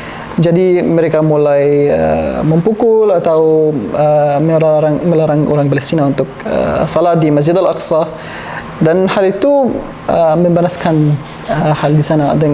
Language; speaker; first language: Indonesian; non-native, learner; Arabic